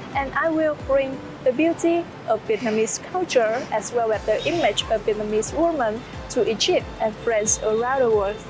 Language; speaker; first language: English; non-native, fluent; Vietnamese